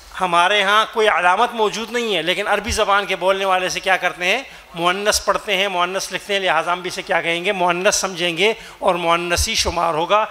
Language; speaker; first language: Urdu; native; Urdu